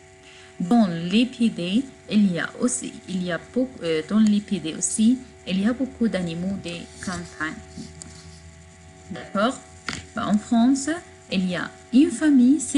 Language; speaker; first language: French; non-native, fluent; Arabic